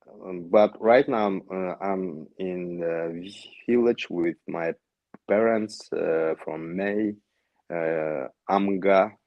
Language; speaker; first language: English; non-native, learner; Yakut